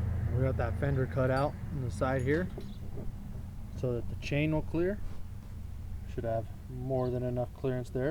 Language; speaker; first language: English; native; English